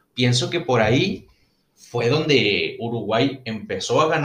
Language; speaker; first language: Spanish; native; Spanish